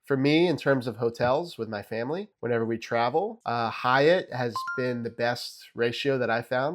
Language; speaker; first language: English; native; English